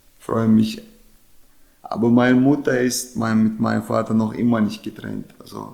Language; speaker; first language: German; non-native, learner; Chechen